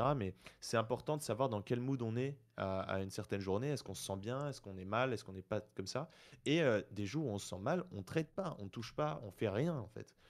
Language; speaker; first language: French; native; French